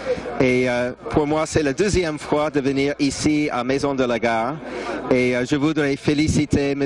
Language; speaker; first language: French; non-native, fluent; English